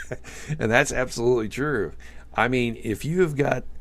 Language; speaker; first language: English; native; English